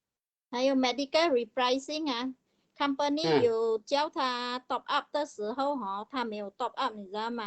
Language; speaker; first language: Chinese; native; Chinese